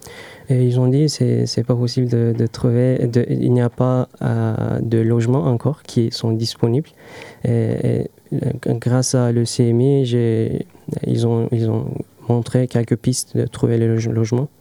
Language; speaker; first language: French; non-native, learner; Turkish